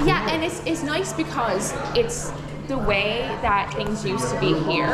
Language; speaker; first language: English; native; English